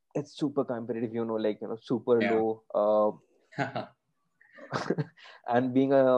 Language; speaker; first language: English; non-native, local second language; Bangla